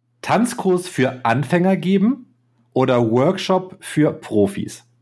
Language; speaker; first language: German; native; German